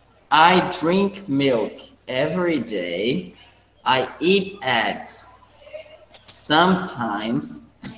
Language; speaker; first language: English; non-native, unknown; Portuguese